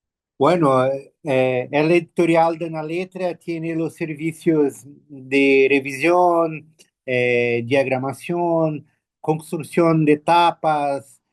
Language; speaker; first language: Spanish; non-native, learner; Portuguese